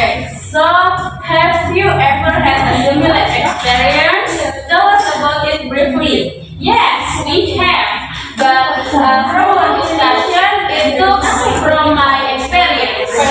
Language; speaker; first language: English; non-native, learner; Indonesian